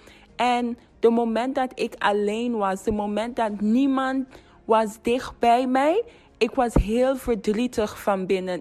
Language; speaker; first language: Dutch; non-native, fluent; English